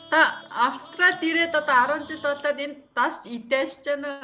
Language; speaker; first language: Mongolian; native; Mongolian